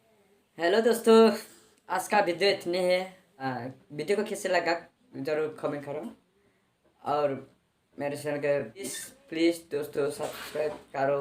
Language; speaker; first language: Hindi; non-native, local second language; Bodo